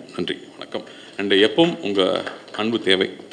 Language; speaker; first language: Tamil; native; Tamil